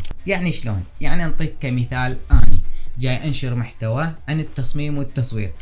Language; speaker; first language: Arabic; native; Arabic